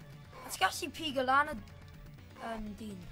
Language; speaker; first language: Welsh; non-native, local second language; English